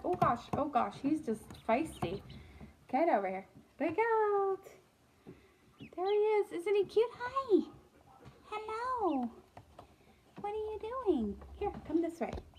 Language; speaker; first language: English; native; English